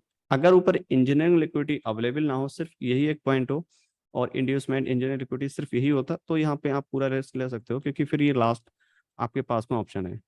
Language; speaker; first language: Hindi; native; Hindi